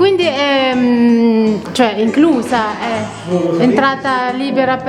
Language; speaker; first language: Italian; non-native, learner; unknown